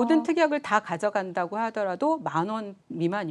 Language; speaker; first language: Korean; native; Korean